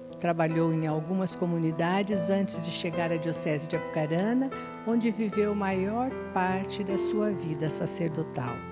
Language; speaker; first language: Portuguese; native; Portuguese